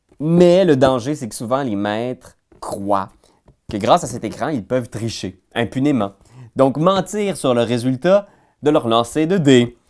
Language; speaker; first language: French; native; French